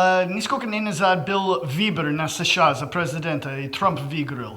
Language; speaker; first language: Russian; non-native, learner; English